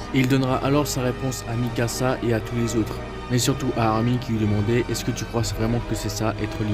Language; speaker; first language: French; native; French